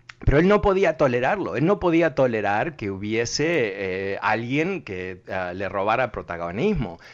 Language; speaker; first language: Spanish; early bilingual, heritage; Spanish